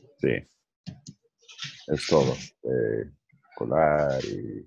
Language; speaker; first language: Spanish; non-native, learner; English